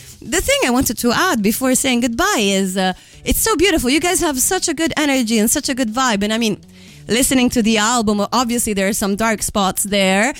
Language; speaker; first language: English; non-native, fluent; Italian